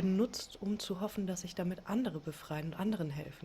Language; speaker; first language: German; native; German